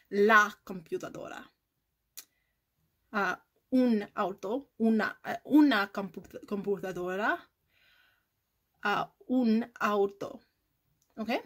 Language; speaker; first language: Spanish; non-native, learner; English